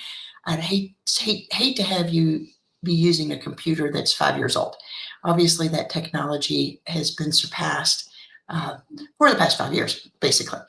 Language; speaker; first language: English; native; English